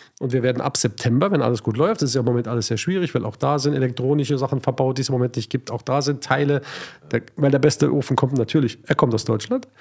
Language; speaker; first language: German; native; German